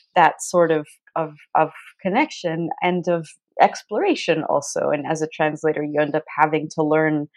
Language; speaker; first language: English; native; English